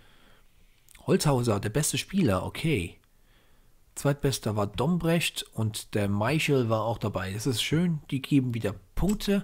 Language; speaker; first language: German; native; German